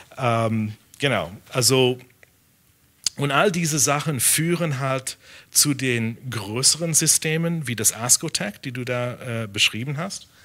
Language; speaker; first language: German; non-native, fluent; English